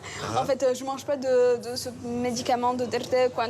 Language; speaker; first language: French; non-native, local second language; Arabic